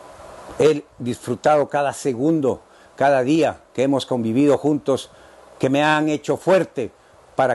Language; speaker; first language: Spanish; native; Spanish